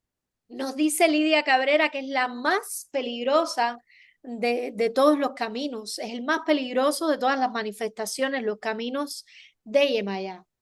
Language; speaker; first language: Spanish; native; Spanish